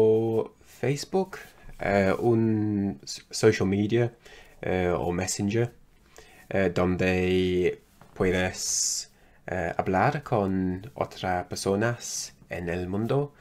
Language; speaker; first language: Spanish; non-native, learner; English